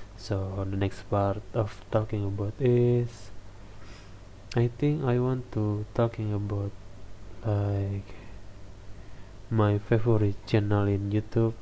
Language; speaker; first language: English; non-native, learner; Indonesian